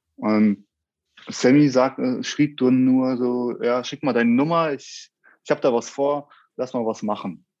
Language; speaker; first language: German; early bilingual, other home language; Russian